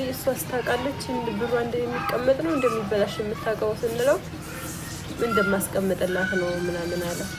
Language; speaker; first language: Amharic; native; Amharic